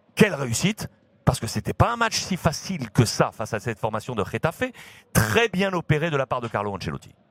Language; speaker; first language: French; native; French